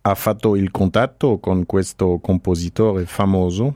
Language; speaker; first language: Italian; non-native, fluent; French